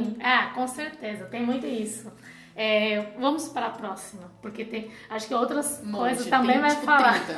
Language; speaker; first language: Portuguese; non-native, fluent; Chinese